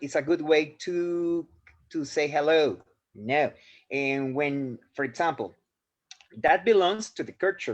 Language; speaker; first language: English; non-native, fluent; Spanish